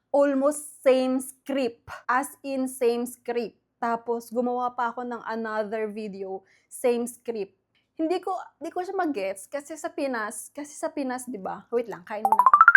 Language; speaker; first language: Filipino; native; Filipino